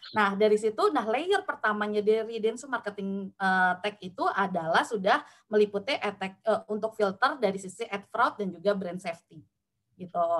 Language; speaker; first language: Indonesian; native; Indonesian